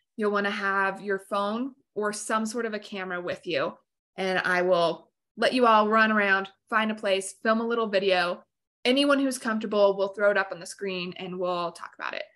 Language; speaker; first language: English; native; English